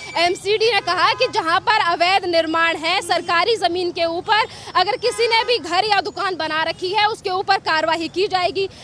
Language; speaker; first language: Hindi; native; Hindi